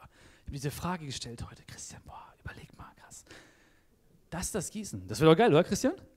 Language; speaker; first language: German; native; German